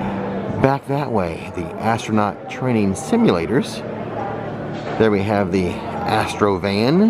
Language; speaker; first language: English; native; English